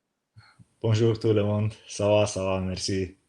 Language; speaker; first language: French; non-native, learner; Slovenian